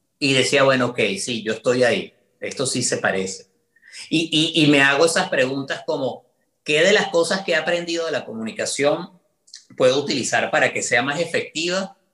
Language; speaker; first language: Spanish; native; Spanish